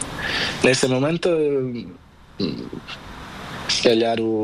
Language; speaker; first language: Spanish; non-native, learner; Portuguese